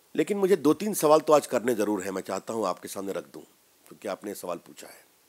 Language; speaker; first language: Hindi; native; Hindi